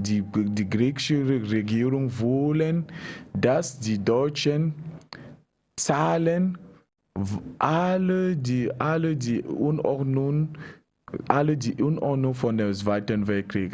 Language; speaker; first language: German; non-native, learner; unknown